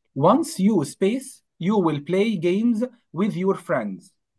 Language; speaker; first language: English; non-native, fluent; Arabic